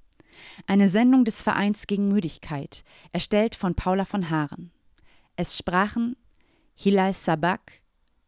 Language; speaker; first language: German; native; German